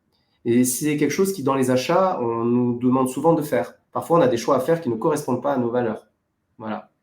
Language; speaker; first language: French; native; French